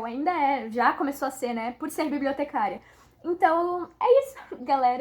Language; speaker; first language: Portuguese; native; Portuguese